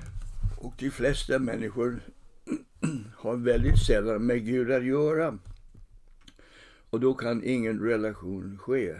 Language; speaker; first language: Swedish; non-native, fluent; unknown